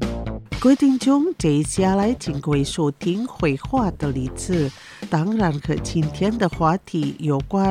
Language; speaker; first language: Chinese; non-native, fluent; Indonesian